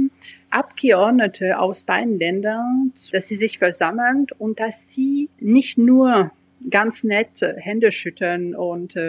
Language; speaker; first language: German; non-native, fluent; French